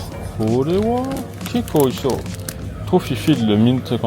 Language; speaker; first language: Japanese; non-native, fluent; French